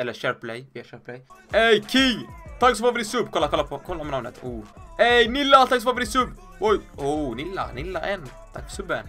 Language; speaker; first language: Swedish; native; Swedish